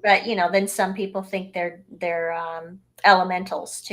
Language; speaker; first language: English; native; English